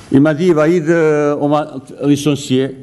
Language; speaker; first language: French; non-native, fluent; Bosnian